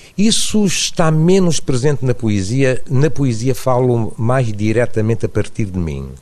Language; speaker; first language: Portuguese; native; Portuguese